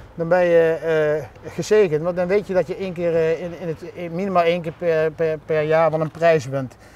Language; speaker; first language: Dutch; native; Dutch